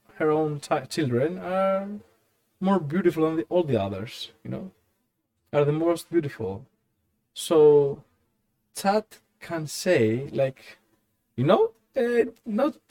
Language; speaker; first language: English; non-native, fluent; Greek